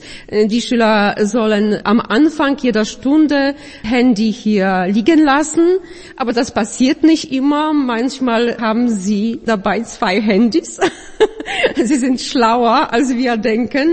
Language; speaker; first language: German; non-native, fluent; Polish